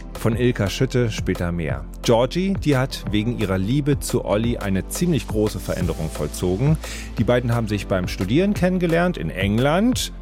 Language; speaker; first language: German; native; German